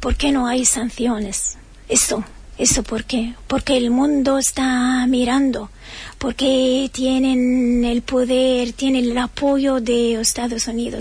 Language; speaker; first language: Spanish; non-native, fluent; Arabic